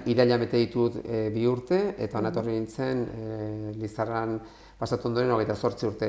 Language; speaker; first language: Basque; non-native, local second language; Spanish